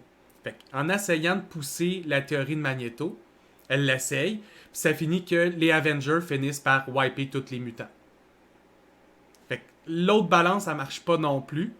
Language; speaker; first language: French; native; French